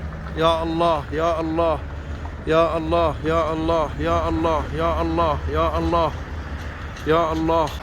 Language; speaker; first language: Arabic; native; Arabic